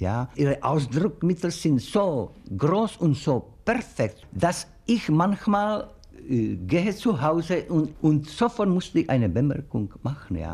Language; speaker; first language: German; non-native, fluent; Czech